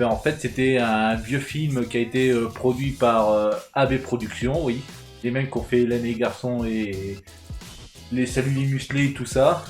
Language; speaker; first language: French; native; French